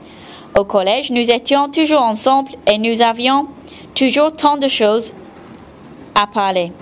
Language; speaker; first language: French; non-native, fluent; English